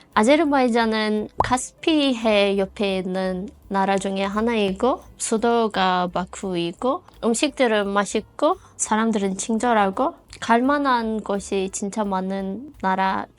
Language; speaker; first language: Korean; non-native, fluent; Azerbaijani